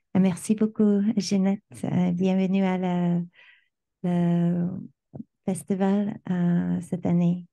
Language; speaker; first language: French; non-native, learner; English